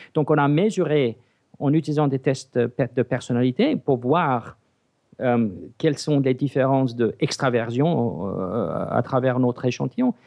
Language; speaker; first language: French; non-native, fluent; English